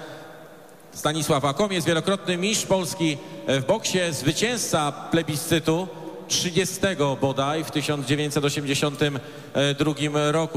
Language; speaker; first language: Polish; native; Polish